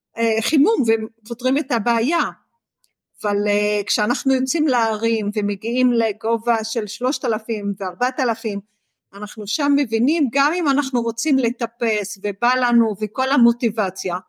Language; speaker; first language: Hebrew; non-native, local second language; Arabic